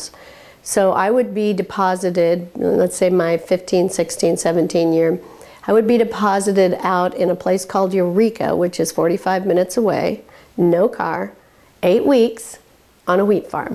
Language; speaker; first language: English; native; English